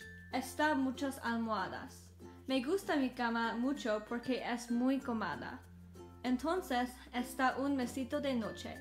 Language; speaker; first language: Spanish; non-native, learner; English